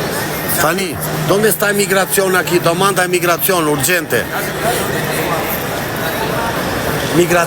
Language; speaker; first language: Italian; non-native, fluent; Albanian